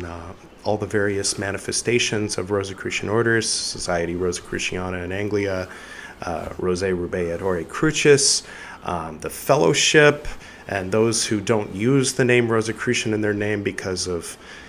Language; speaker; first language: English; native; English